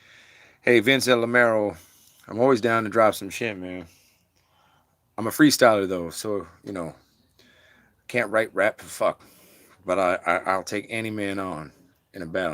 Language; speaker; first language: English; native; English